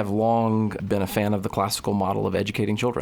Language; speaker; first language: English; native; English